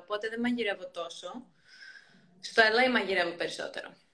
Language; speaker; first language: Greek; early bilingual, heritage; Greek